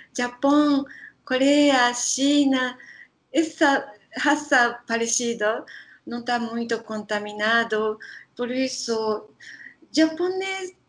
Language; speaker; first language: Portuguese; non-native, learner; Japanese